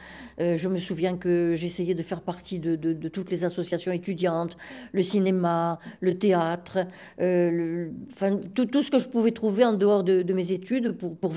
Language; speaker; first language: French; native; French